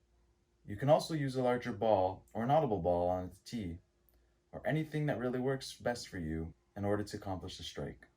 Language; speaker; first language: English; native; English